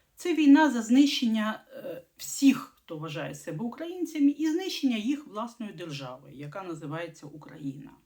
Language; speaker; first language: Ukrainian; non-native, local second language; Russian